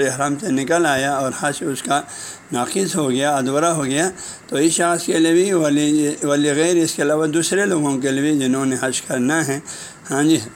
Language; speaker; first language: Urdu; non-native, local second language; Balti